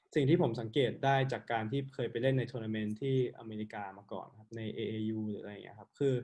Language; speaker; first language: Thai; native; Thai